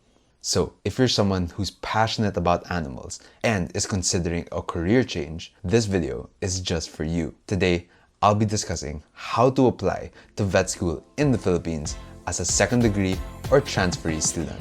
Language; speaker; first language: English; non-native, local second language; Filipino